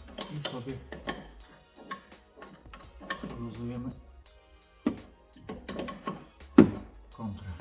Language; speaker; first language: Polish; native; Polish